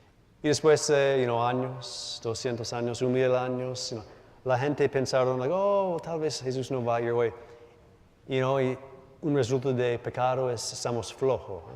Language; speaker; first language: Spanish; non-native, learner; English